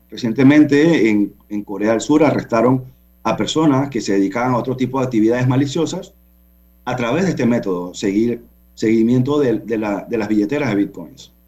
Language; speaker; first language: Spanish; native; Spanish